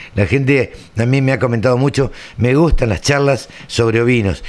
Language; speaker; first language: Spanish; native; Spanish